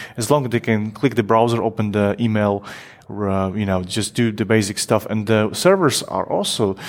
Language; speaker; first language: English; non-native, fluent; Polish